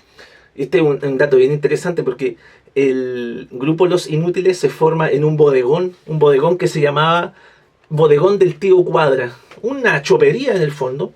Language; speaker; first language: Spanish; native; Spanish